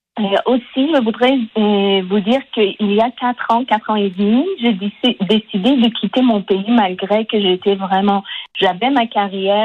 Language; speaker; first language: French; non-native, local second language; Persian